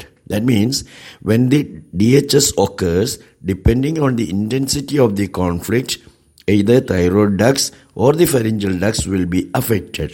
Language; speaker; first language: English; non-native, local second language; Malayalam